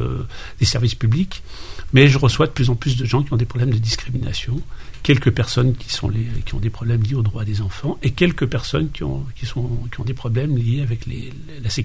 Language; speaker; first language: French; native; French